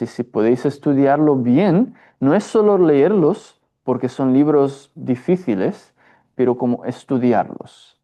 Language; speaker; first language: Spanish; non-native, fluent; Portuguese